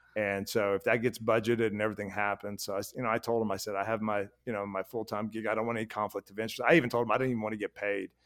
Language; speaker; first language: English; native; English